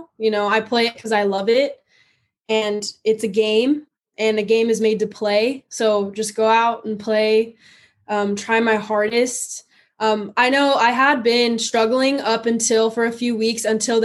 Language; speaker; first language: English; native; English